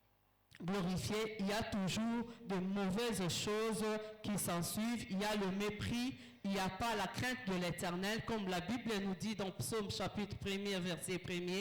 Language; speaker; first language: French; non-native, local second language; Lingala